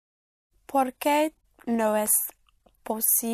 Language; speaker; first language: Spanish; non-native, learner; English